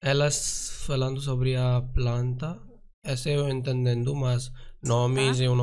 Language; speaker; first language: Portuguese; non-native, learner; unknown